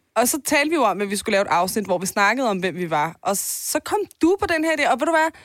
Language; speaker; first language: Danish; early bilingual, other home language; Turkish